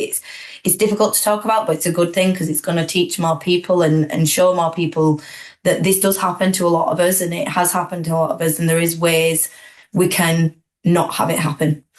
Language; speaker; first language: English; native; English